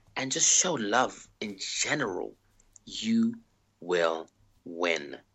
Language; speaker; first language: English; early bilingual, other home language; Shona